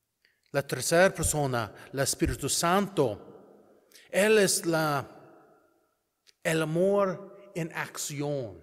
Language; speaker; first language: Spanish; non-native, learner; English